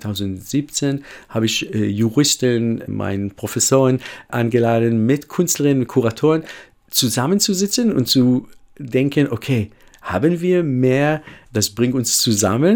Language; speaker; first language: German; non-native, fluent; Hebrew